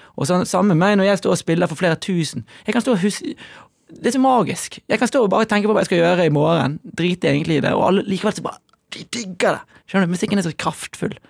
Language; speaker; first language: Norwegian; native; Norwegian